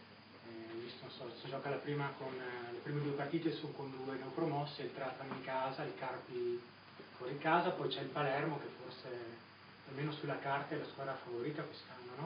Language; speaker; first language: Italian; native; Italian